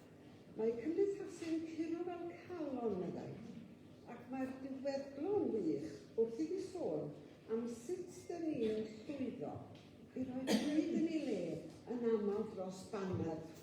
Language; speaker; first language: Welsh; native; Welsh